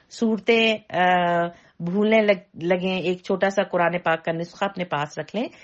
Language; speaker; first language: Urdu; native; Urdu